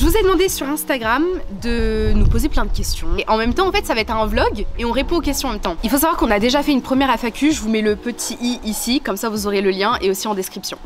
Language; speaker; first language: French; early bilingual, other home language; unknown